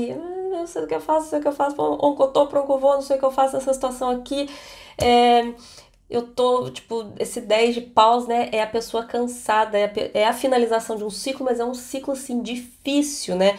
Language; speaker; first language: Portuguese; native; Portuguese